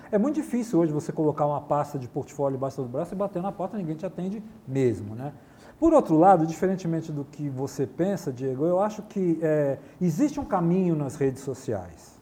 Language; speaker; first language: Portuguese; native; Portuguese